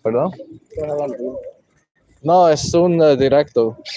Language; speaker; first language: Spanish; non-native, learner; English